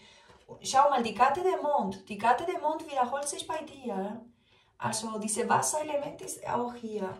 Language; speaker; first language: German; non-native, fluent; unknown